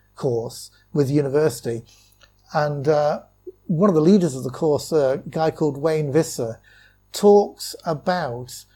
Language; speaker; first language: English; native; English